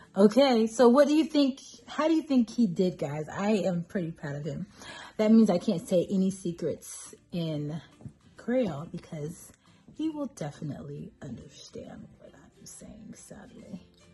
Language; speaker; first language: English; native; English